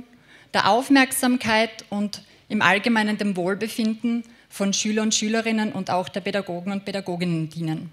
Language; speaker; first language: German; native; German